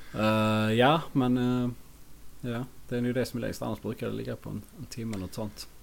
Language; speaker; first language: Swedish; native; Swedish